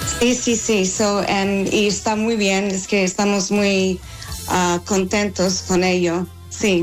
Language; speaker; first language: Spanish; non-native, fluent; English